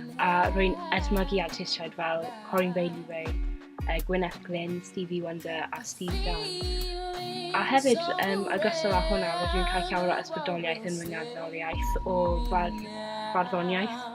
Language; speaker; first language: Welsh; non-native, local second language; English